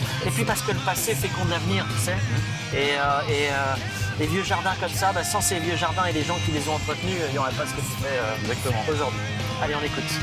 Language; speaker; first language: French; native; French